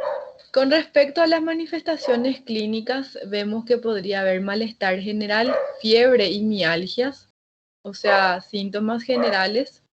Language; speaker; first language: Spanish; native; Spanish